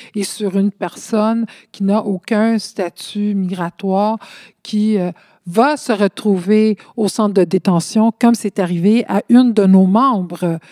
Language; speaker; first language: French; early bilingual, other home language; Spanish